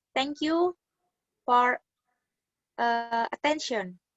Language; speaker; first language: English; non-native, learner; Indonesian